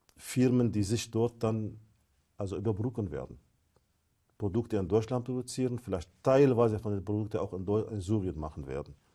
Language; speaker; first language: German; non-native, fluent; Arabic